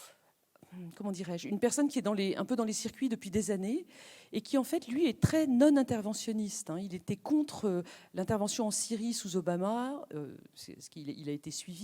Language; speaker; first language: French; native; French